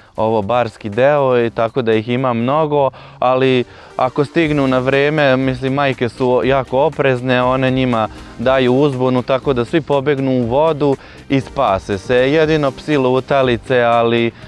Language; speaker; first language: Serbian; native; Serbian